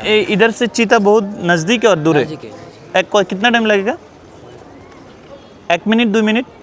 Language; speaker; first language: Hindi; non-native, learner; Bangla